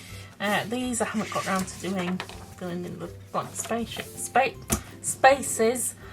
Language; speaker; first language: English; native; English